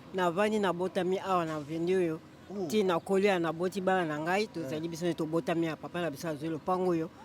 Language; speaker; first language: Lingala; native; Lingala